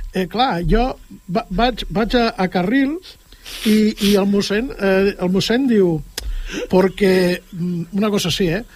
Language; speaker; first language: Catalan; native; Catalan